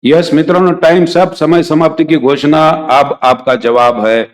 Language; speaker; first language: Hindi; non-native, local second language; Marathi